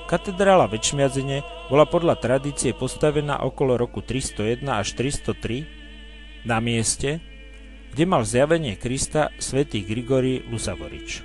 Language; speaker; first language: Slovak; native; Slovak